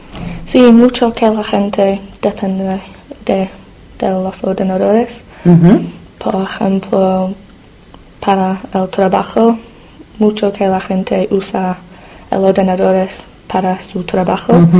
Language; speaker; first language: Spanish; non-native, learner; English